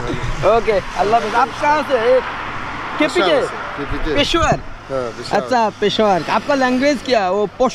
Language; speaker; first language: Hindi; non-native, learner; Bangla